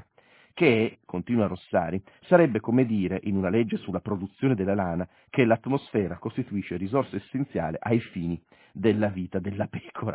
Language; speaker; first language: Italian; native; Italian